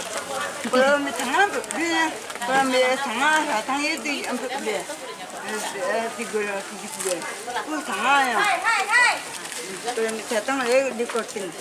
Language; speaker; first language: Indonesian; non-native, local second language; Minangkabau